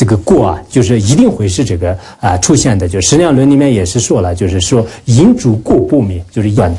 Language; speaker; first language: Chinese; non-native, local second language; Tibetan